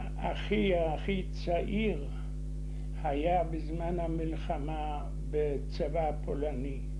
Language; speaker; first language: Hebrew; non-native, fluent; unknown